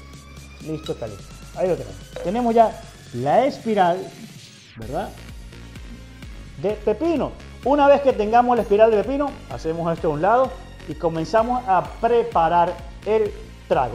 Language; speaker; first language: Spanish; native; Spanish